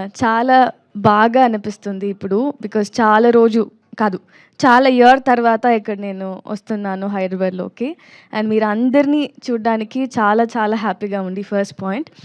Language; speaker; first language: Telugu; non-native, learner; Tamil